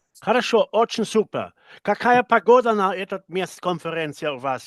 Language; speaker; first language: Russian; non-native, learner; German